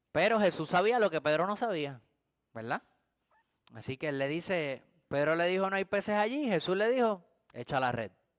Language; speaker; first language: Spanish; native; Spanish